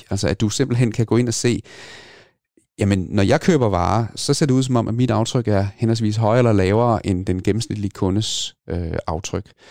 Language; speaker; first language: Danish; native; Danish